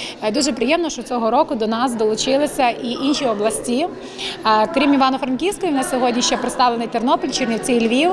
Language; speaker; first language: Ukrainian; native; Ukrainian